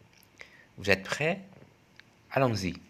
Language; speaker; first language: French; non-native, fluent; Indonesian